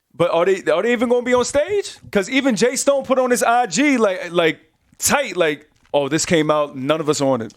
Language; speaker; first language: English; native; English